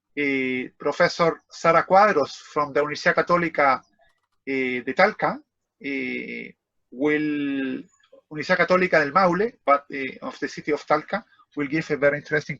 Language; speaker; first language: English; non-native, fluent; Spanish